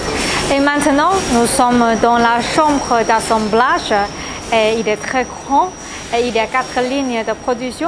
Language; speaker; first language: French; non-native, learner; Chinese